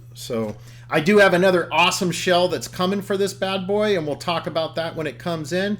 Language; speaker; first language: English; native; English